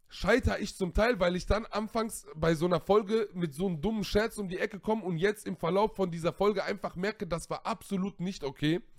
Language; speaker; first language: German; native; German